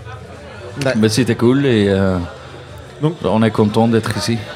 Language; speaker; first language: French; non-native, local second language; Dutch